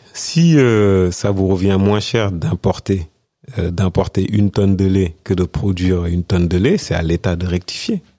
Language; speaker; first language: French; early bilingual, other home language; Wolof